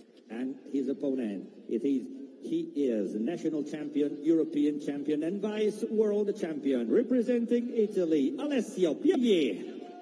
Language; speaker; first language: English; non-native, fluent; Italian